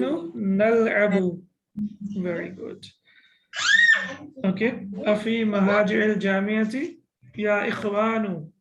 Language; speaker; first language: Arabic; non-native, fluent; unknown